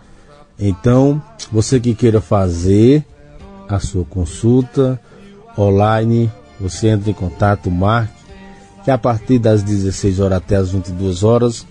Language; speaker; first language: Portuguese; native; Portuguese